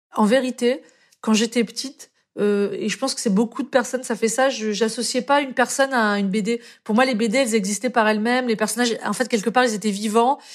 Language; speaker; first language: French; native; French